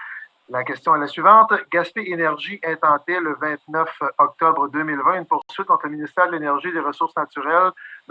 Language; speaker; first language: French; native; French